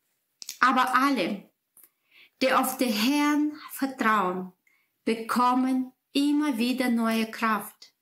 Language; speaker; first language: German; non-native, fluent; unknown